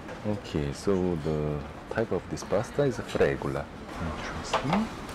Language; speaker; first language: English; non-native, fluent; Korean